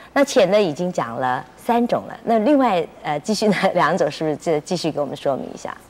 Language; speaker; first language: Chinese; native; Chinese